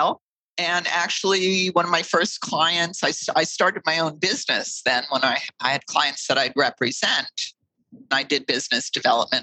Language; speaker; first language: English; native; English